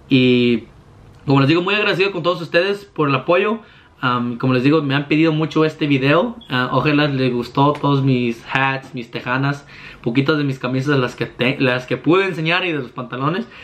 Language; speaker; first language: Spanish; early bilingual, heritage; Spanish